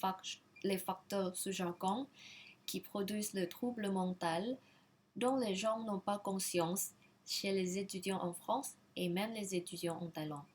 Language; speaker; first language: French; non-native, learner; Thai